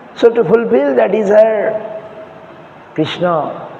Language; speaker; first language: English; non-native, local second language; Bangla